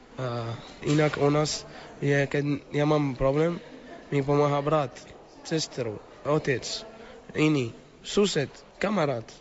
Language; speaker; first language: Slovak; non-native, learner; Arabic